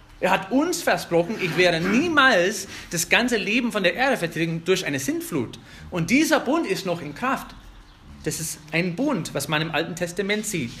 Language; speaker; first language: German; non-native, fluent; English